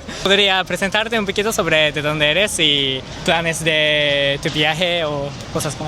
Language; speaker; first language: Spanish; non-native, learner; Japanese